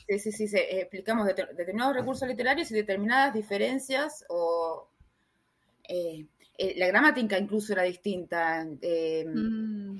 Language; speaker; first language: Spanish; native; Spanish